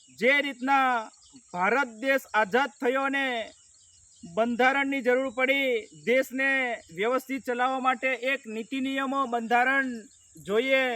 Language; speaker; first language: Gujarati; non-native, local second language; Rathawi